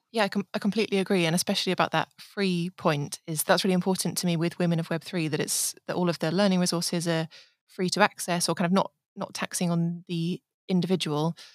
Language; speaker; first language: English; native; English